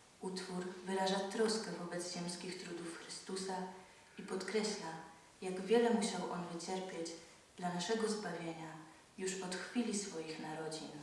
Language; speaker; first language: Polish; native; Polish